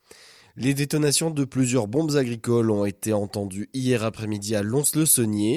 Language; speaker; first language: French; native; French